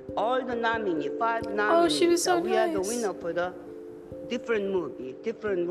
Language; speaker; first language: English; non-native, fluent; Korean